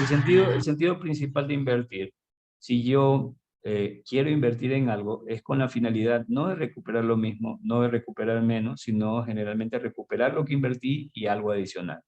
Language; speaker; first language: Spanish; native; Spanish